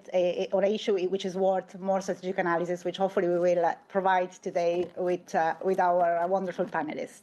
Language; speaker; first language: English; non-native, fluent; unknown